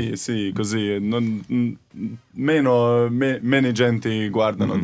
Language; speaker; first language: Italian; non-native, learner; Slovenian